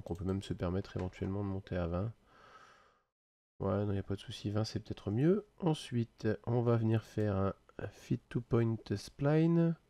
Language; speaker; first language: French; native; French